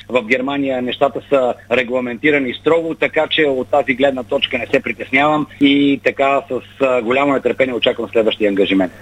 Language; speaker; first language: Bulgarian; native; Bulgarian